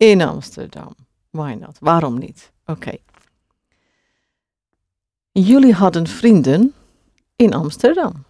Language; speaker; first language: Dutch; non-native, fluent; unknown